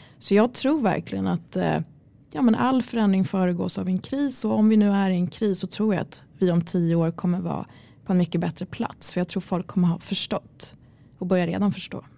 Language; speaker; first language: Swedish; early bilingual, other home language; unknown